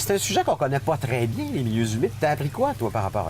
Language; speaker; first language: French; native; French